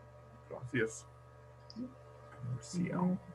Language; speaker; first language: Spanish; non-native, learner; English